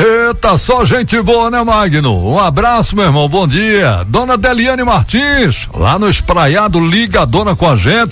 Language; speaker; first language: Portuguese; native; Portuguese